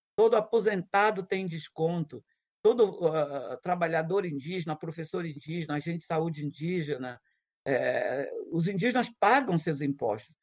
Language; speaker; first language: Portuguese; non-native, local second language; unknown